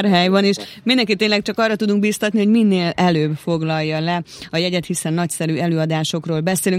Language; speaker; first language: Hungarian; native; Hungarian